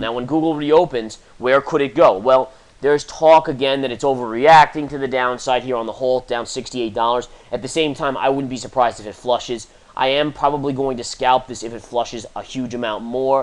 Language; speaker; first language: English; native; English